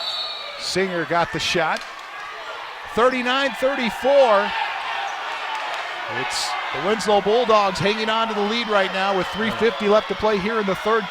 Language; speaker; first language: English; native; English